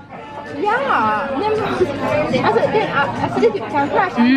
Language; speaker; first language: Swedish; native; Swedish